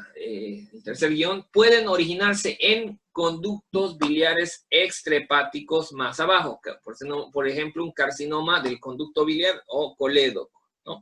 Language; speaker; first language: Spanish; native; Spanish